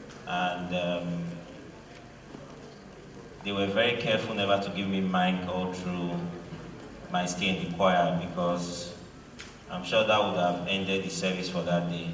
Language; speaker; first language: English; non-native, local second language; Esan